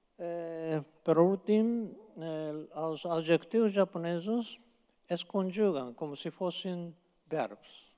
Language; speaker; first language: Catalan; non-native, fluent; Japanese